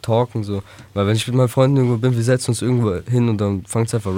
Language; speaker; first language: German; native; German